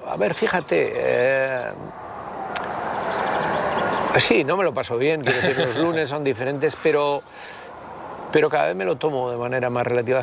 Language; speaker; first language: Spanish; native; Spanish